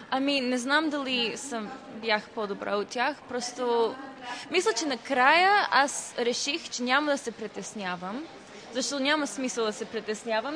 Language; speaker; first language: Bulgarian; early bilingual, heritage; Bulgarian